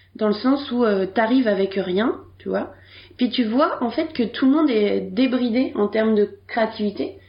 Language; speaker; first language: French; native; French